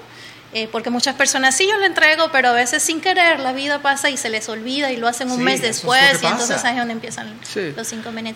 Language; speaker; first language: Spanish; native; Spanish